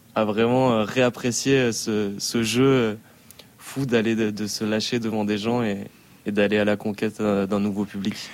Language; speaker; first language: French; native; French